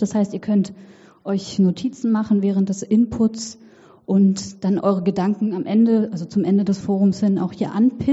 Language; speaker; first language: German; native; German